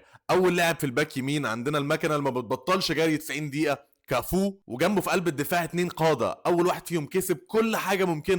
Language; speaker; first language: Arabic; native; Arabic